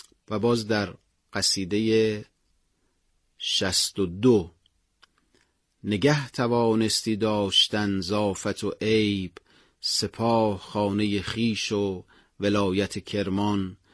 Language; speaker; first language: Persian; native; Persian